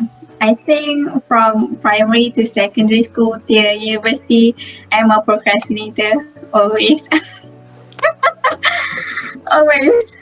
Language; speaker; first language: English; non-native, local second language; Malay